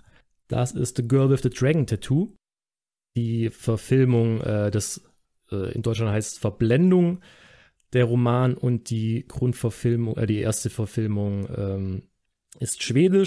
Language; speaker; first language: German; native; German